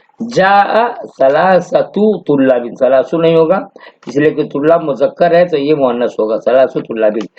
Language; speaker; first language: Urdu; native; Urdu